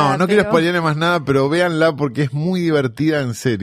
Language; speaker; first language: Spanish; native; Spanish